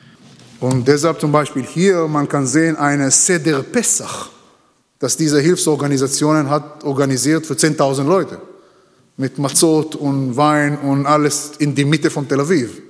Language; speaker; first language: German; non-native, learner; Hebrew